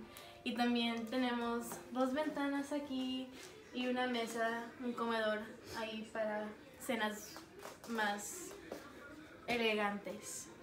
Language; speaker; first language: Spanish; early bilingual, heritage; Spanish